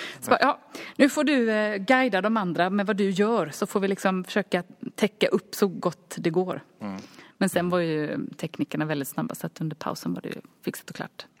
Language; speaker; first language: Swedish; early bilingual, other home language; Finnish